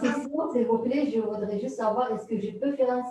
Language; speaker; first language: French; non-native, learner; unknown